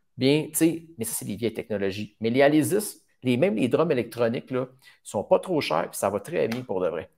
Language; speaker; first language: French; native; French